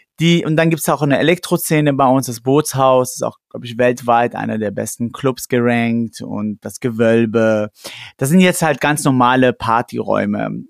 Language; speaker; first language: German; early bilingual, other home language; Persian